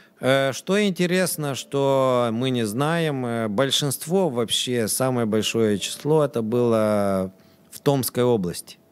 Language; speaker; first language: Russian; non-native, local second language; Romanian